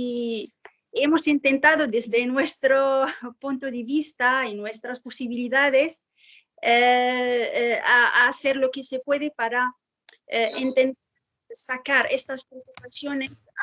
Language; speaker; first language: Spanish; non-native, fluent; Arabic